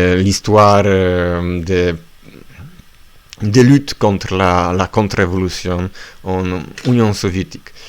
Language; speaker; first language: French; non-native, learner; Polish